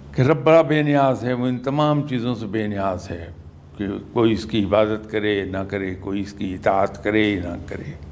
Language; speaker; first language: Urdu; native; Urdu